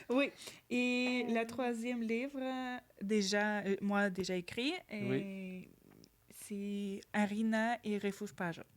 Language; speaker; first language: French; non-native, learner; Ukrainian